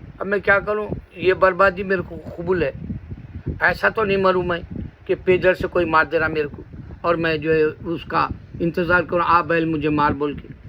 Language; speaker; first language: Urdu; native; Urdu